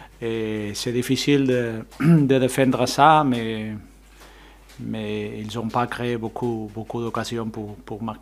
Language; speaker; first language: French; non-native, fluent; Spanish